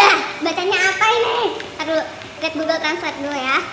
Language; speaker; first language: Indonesian; native; Indonesian